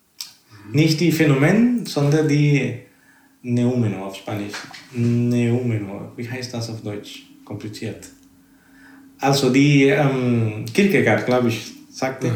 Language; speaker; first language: German; non-native, fluent; Spanish